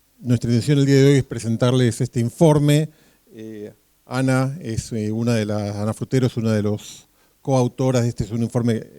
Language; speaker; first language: Spanish; native; Spanish